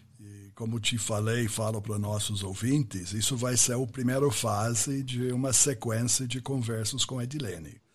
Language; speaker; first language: Portuguese; non-native, fluent; English